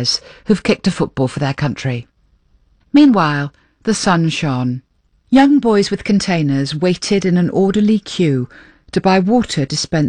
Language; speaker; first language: English; native; English